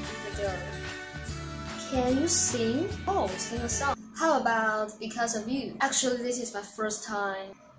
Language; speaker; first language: English; non-native, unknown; Chinese